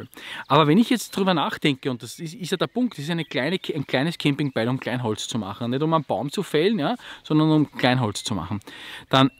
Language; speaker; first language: German; native; German